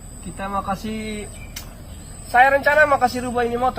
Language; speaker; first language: Indonesian; native; Indonesian